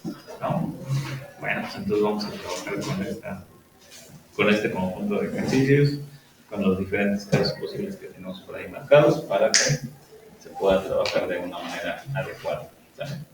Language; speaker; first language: Spanish; native; Spanish